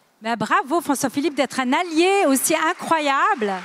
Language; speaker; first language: French; native; French